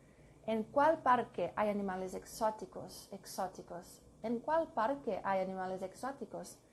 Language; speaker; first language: Spanish; non-native, learner; English